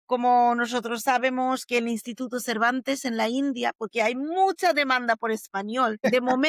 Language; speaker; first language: Spanish; non-native, fluent; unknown